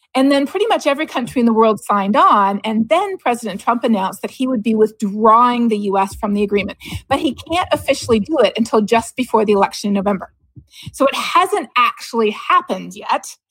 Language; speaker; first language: English; native; English